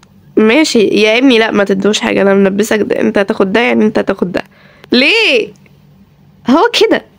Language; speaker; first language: Arabic; native; Arabic